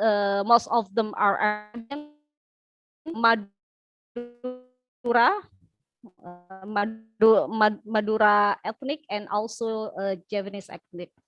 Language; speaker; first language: English; non-native, learner; Indonesian